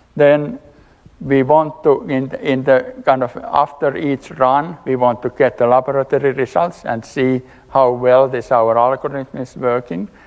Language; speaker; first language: English; non-native, fluent; Finnish